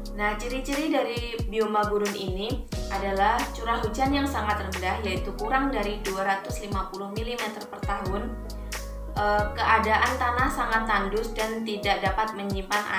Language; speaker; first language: Indonesian; native; Indonesian